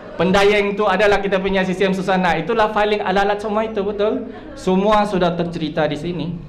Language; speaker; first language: Malay; non-native, local second language; Chinese